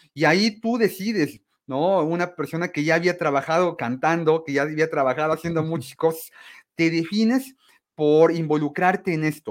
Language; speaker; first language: Spanish; native; Spanish